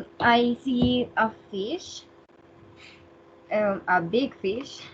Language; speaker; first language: English; non-native, learner; Spanish